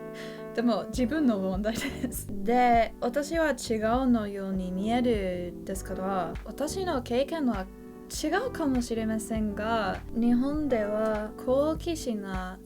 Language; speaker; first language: Japanese; non-native, learner; English